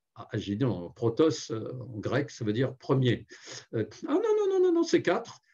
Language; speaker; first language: French; native; French